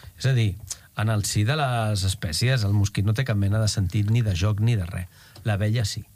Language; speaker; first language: Catalan; native; Catalan